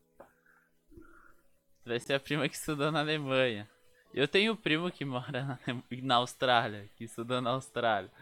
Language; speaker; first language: Portuguese; native; Portuguese